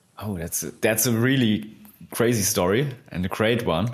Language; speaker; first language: English; non-native, fluent; German